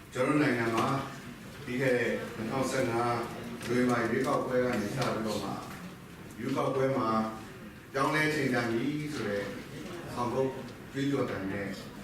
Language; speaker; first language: Burmese; non-native, local second language; Kachin